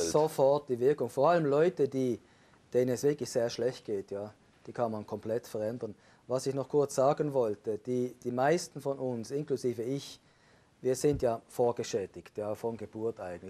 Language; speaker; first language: German; native; German